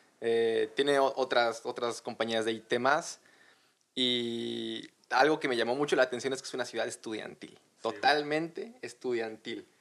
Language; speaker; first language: Spanish; native; Spanish